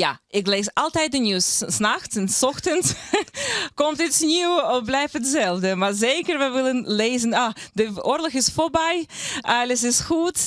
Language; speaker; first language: Dutch; non-native, learner; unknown